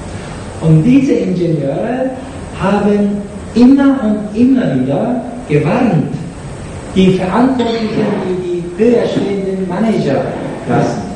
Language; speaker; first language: German; non-native, fluent; Japanese